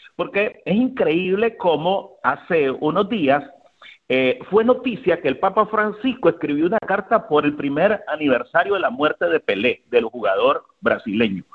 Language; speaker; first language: Spanish; native; Spanish